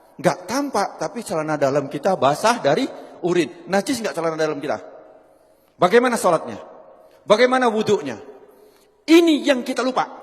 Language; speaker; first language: Indonesian; non-native, local second language; Javanese